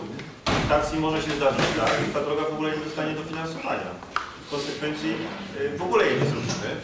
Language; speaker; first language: Polish; native; Polish